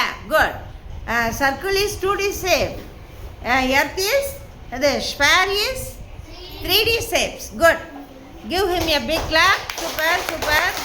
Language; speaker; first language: English; non-native, local second language; Tamil